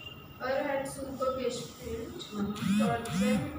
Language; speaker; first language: German; non-native, learner; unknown